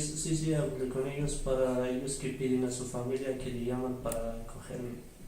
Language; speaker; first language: Spanish; non-native, learner; Arabic